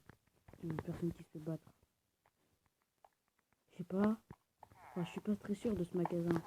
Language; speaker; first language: French; native; French